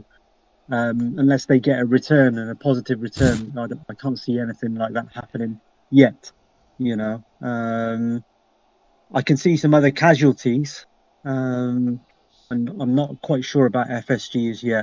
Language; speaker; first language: English; native; English